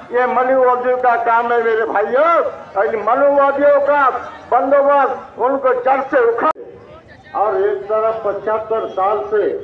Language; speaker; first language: Hindi; native; Hindi